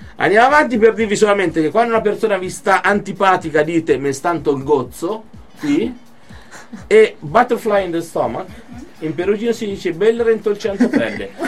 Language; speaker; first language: Italian; native; Italian